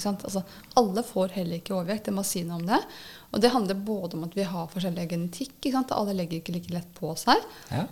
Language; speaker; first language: Norwegian; native; Norwegian